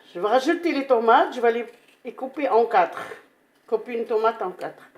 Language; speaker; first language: French; non-native, local second language; Arabic